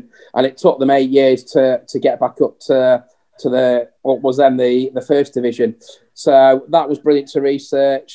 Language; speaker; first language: English; native; English